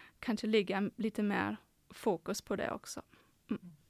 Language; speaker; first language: Swedish; non-native, fluent; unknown